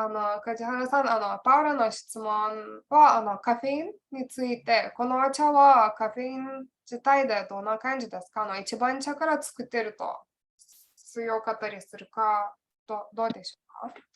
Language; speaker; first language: Japanese; non-native, learner; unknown